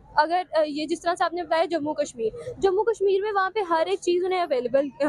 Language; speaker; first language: Urdu; native; Urdu